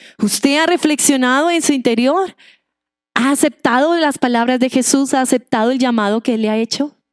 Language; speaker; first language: Spanish; non-native, local second language; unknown